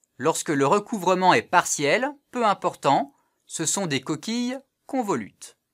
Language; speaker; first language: French; native; French